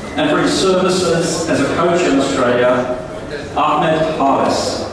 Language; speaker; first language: English; non-native, local second language; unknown